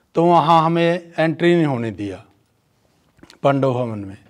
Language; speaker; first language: Hindi; native; Hindi